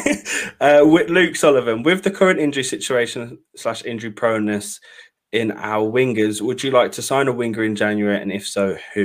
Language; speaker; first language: English; native; English